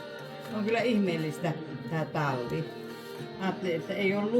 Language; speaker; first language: Finnish; native; Finnish